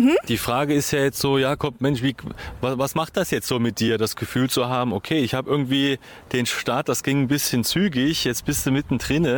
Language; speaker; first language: German; native; German